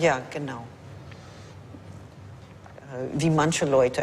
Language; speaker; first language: German; non-native, fluent; English